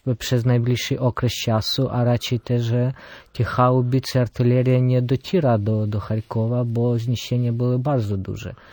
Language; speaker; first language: Polish; non-native, fluent; Ukrainian